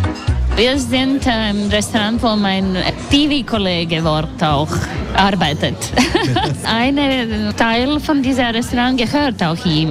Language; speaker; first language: German; non-native, learner; Latvian